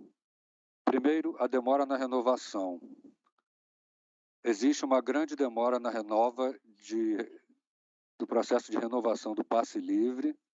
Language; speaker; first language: Portuguese; native; Portuguese